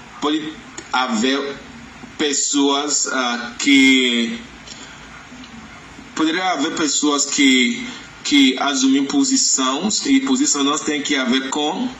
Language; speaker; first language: Portuguese; non-native, learner; Yoruba